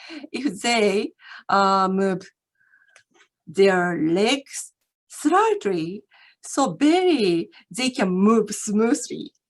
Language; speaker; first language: English; non-native, learner; Japanese